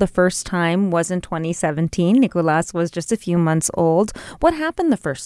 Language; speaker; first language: English; native; English